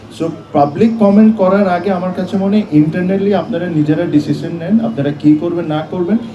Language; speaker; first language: Bangla; native; Bangla